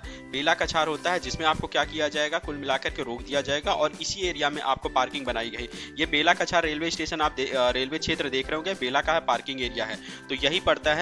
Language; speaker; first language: Hindi; native; Hindi